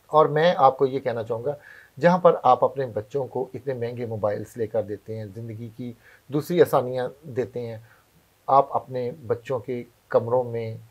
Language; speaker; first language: Urdu; non-native, local second language; Punjabi